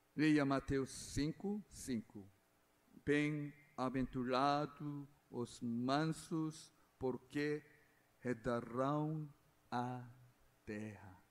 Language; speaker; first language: Portuguese; non-native, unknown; Korean